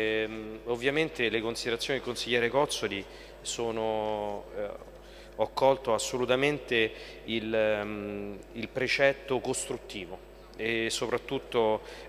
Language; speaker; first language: Italian; native; Italian